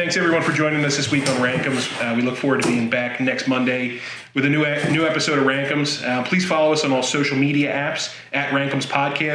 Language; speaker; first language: English; native; English